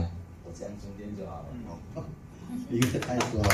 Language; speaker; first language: Chinese; non-native, fluent; Indonesian